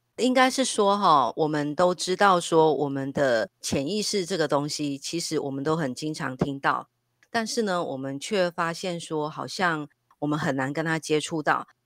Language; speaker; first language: Chinese; native; Chinese